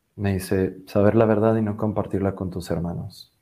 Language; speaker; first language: Spanish; native; Spanish